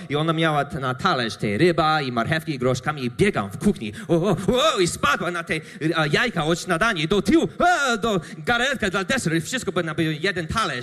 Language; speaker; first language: Polish; non-native, learner; English